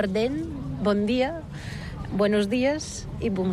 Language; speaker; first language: French; non-native, learner; Bulgarian